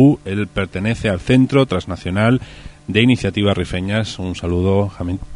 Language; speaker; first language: Spanish; native; Spanish